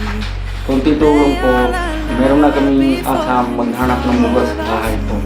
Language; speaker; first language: Filipino; non-native, learner; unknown